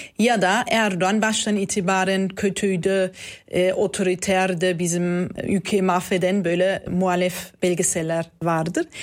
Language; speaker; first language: Turkish; non-native, fluent; German